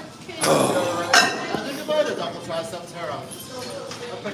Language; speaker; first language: English; native; English